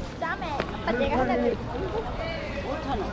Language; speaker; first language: Korean; native; Korean